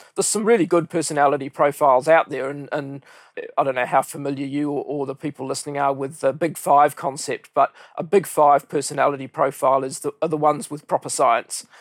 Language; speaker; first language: English; native; English